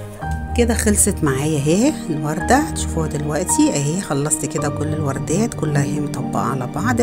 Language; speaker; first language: Arabic; native; Arabic